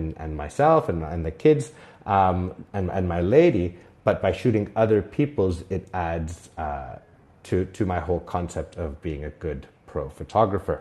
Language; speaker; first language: English; native; English